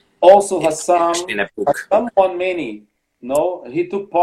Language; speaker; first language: English; non-native, fluent; Portuguese